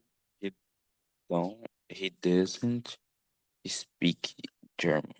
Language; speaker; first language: English; non-native, learner; Portuguese